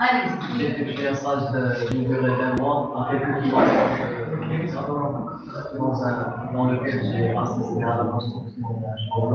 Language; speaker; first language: French; non-native, local second language; Arabic